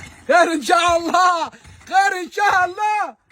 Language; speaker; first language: Arabic; native; Arabic